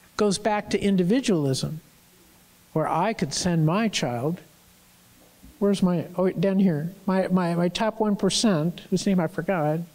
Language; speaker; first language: English; native; English